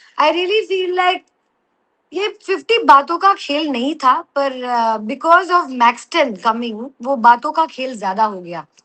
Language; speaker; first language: Hindi; non-native, local second language; Telugu